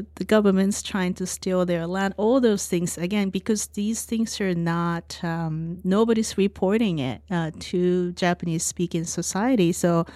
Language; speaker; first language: English; non-native, fluent; Japanese